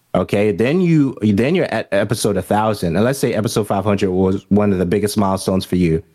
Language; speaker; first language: English; early bilingual, other home language; Haitian Creole